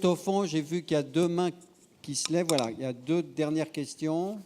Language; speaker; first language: French; native; French